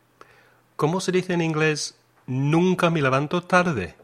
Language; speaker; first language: Spanish; non-native, fluent; English